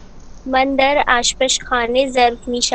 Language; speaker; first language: Persian; non-native, learner; Urdu